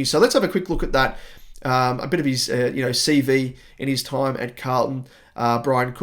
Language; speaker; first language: English; native; English